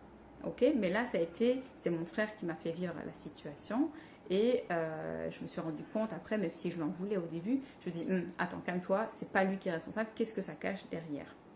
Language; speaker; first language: French; native; French